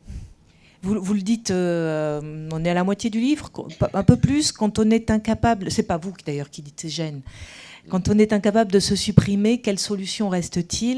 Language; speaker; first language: French; native; French